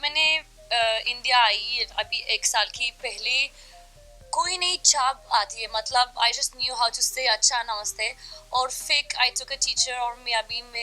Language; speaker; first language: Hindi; non-native, learner; Arabic